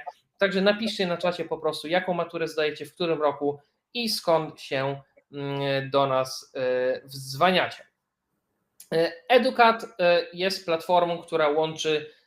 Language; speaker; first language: Polish; native; Polish